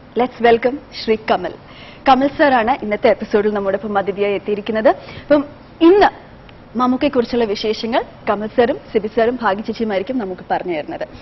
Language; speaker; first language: Malayalam; native; Malayalam